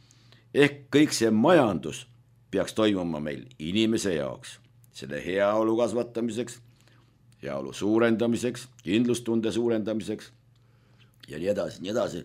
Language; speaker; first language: Estonian; native; Estonian